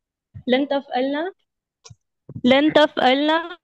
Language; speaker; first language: Arabic; non-native, learner; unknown